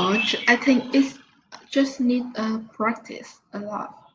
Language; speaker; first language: English; non-native, learner; Vietnamese